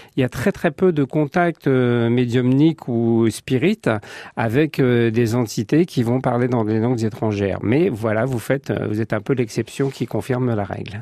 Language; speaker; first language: French; native; French